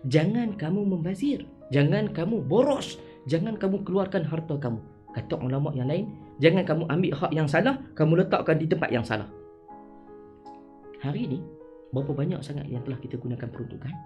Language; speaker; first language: Malay; native; Malay